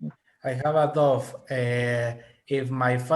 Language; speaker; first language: English; non-native, learner; Spanish